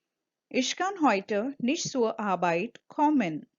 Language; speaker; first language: German; non-native, fluent; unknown